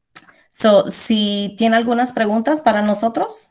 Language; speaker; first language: Spanish; early bilingual, heritage; Spanish